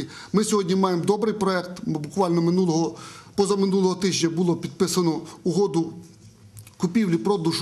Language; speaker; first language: Ukrainian; native; Ukrainian